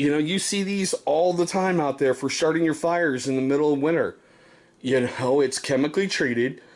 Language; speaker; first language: English; native; English